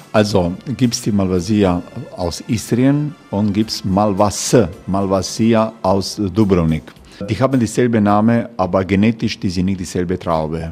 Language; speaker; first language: German; non-native, learner; Croatian